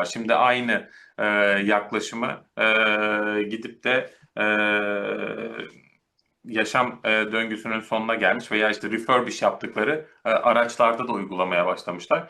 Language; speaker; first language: Turkish; native; Turkish